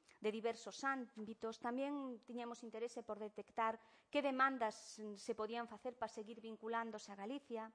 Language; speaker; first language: Galician; early bilingual, heritage; Galician